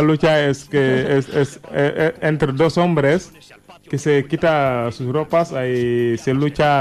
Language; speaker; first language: Spanish; non-native, learner; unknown